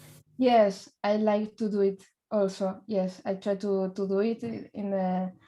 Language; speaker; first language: English; non-native, learner; Spanish